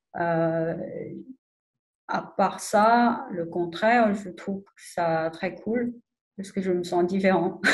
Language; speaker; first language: French; non-native, fluent; Chinese